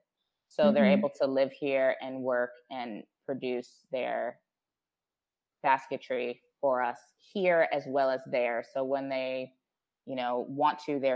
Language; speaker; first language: English; native; English